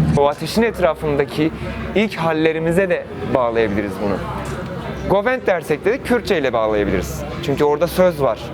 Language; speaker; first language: Turkish; non-native, local second language; Kurdish